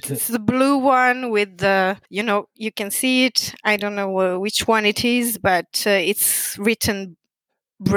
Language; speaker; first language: English; non-native, fluent; Italian